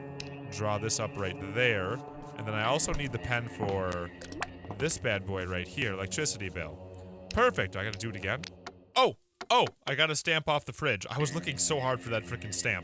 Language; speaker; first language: English; native; English